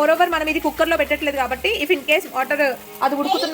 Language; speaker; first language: Telugu; native; Telugu